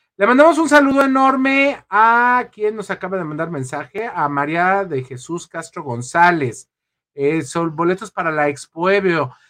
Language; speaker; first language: Spanish; native; Spanish